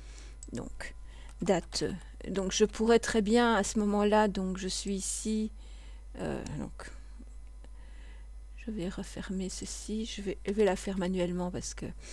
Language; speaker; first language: French; native; French